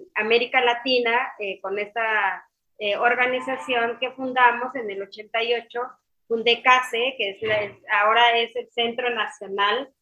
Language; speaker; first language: Spanish; non-native, local second language; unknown